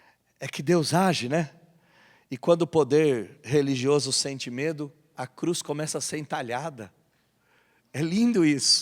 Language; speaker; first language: Portuguese; native; Portuguese